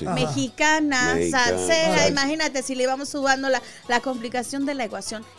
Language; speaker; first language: Spanish; native; Spanish